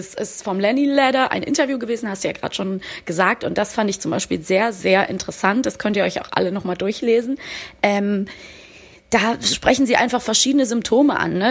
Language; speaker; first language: German; native; German